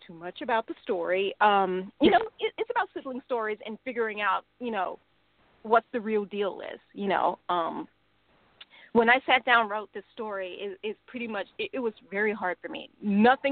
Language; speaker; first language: English; non-native, local second language; Cantonese